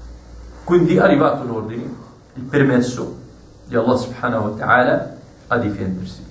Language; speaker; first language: Italian; non-native, fluent; Arabic